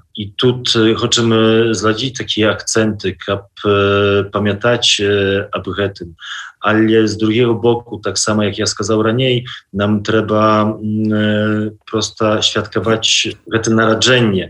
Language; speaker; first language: Belarusian; non-native, local second language; Polish